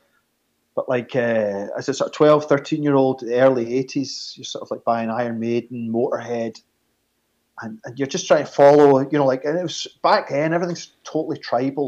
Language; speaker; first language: English; native; English